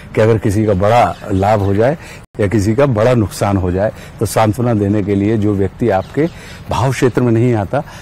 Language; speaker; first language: Hindi; native; Hindi